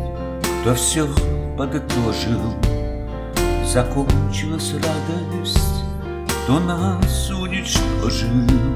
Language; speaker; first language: Russian; native; Russian